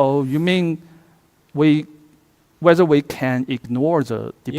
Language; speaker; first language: English; non-native, fluent; Chinese